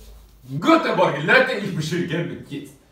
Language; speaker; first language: German; non-native, learner; Russian